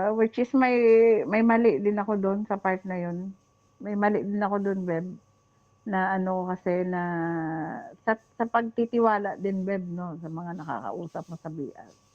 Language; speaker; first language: Filipino; non-native, local second language; Hiligaynon